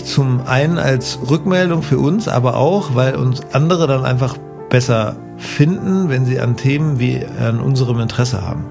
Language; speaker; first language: German; native; German